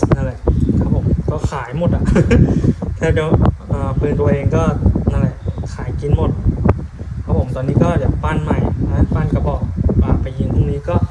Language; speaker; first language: Thai; native; Thai